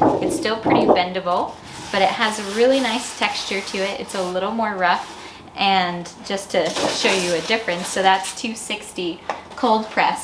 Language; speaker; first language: English; native; English